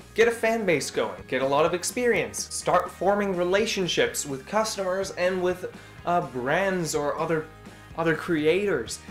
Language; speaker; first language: English; native; English